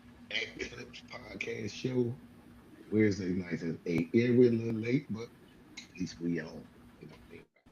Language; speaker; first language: English; native; English